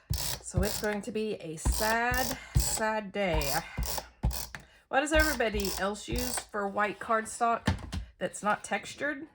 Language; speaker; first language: English; native; English